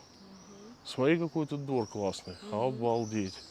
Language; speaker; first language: Russian; native; Russian